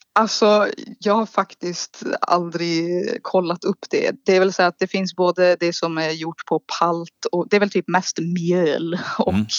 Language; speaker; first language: Swedish; native; Swedish